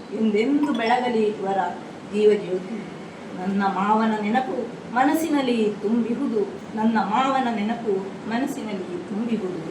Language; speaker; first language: Kannada; native; Kannada